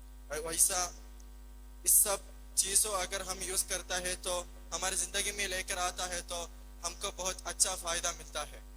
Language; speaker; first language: Hindi; non-native, local second language; Malayalam